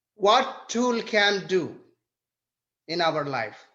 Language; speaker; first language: English; non-native, local second language; Nepali